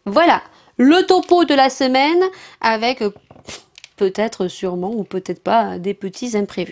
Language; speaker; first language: French; native; French